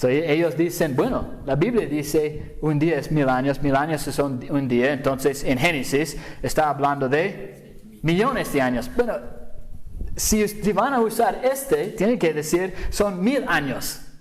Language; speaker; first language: Spanish; non-native, fluent; English